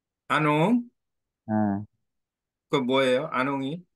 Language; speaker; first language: Korean; native; Korean